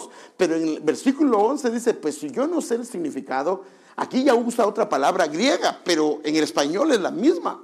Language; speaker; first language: Spanish; native; Spanish